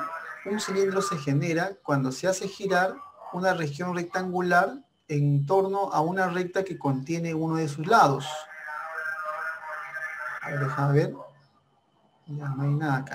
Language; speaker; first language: Spanish; native; Spanish